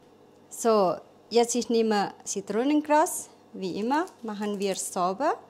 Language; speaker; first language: German; non-native, learner; Indonesian